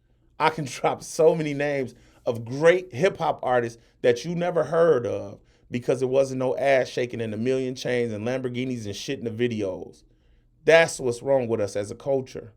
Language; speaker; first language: English; native; English